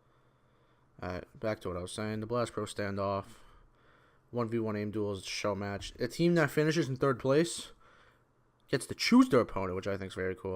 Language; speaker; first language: English; native; English